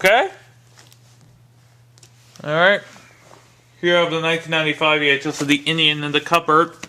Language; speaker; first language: English; native; English